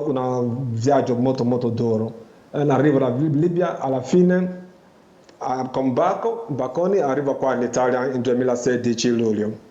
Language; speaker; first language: Italian; non-native, learner; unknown